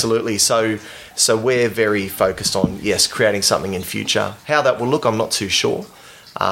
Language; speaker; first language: English; native; English